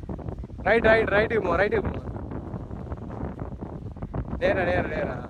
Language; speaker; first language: Tamil; native; Tamil